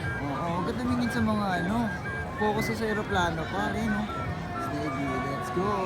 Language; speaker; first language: Filipino; native; Filipino